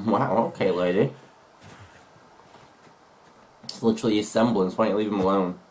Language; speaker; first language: English; native; English